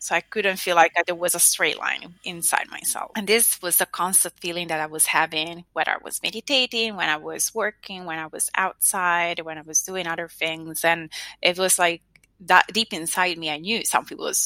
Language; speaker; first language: English; non-native, fluent; Italian